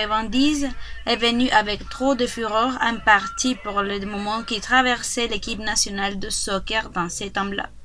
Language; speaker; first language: French; non-native, learner; Spanish